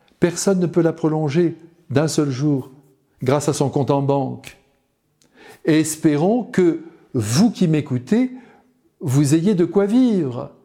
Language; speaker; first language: French; native; French